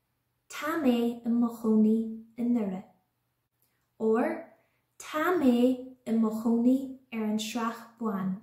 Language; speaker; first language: Irish; non-native, local second language; English